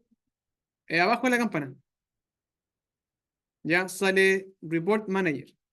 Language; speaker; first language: Spanish; native; Spanish